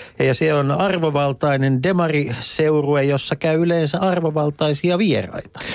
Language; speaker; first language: Finnish; native; Finnish